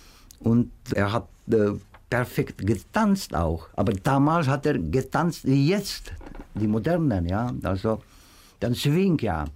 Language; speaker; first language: German; non-native, fluent; Czech